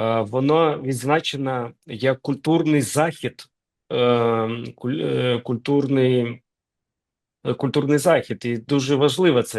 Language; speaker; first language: Ukrainian; non-native, local second language; Russian